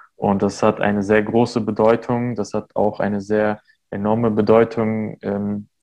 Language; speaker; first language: German; early bilingual, other home language; Armenian